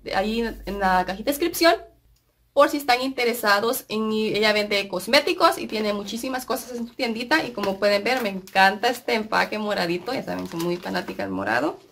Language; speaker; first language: Spanish; native; Spanish